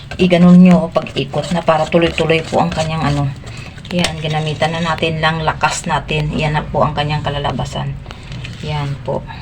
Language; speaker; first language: Filipino; non-native, local second language; Hiligaynon